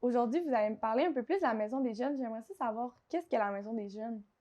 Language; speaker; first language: French; native; French